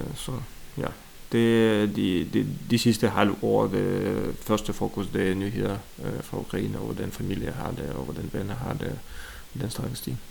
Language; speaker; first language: Danish; non-native, fluent; Russian